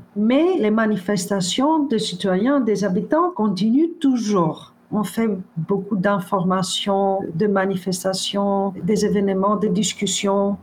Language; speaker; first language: French; non-native, fluent; Greek